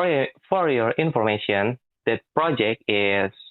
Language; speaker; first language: English; non-native, learner; Indonesian